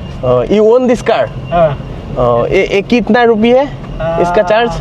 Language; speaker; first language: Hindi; non-native, learner; Bangla